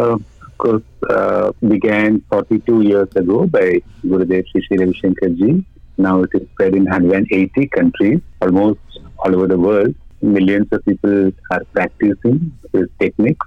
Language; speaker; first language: English; non-native, local second language; Malayalam